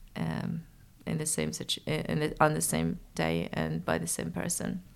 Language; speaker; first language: English; early bilingual, other home language; Persian